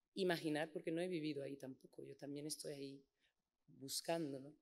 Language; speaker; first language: Spanish; non-native, fluent; English